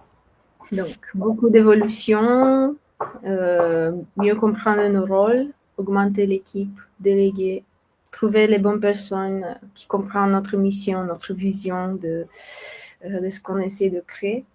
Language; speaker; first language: French; non-native, fluent; Romanian